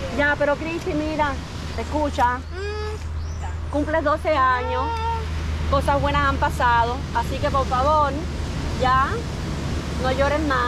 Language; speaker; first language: Spanish; native; Spanish